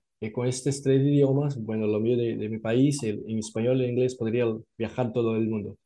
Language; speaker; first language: Spanish; non-native, fluent; Portuguese